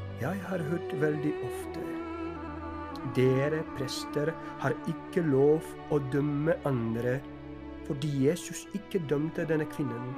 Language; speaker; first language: Norwegian; non-native, fluent; Polish